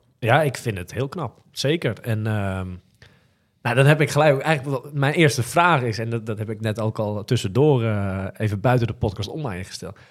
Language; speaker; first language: Dutch; native; Dutch